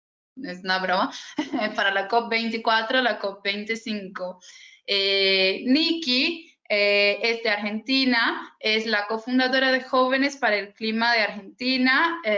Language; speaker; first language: Spanish; non-native, fluent; Portuguese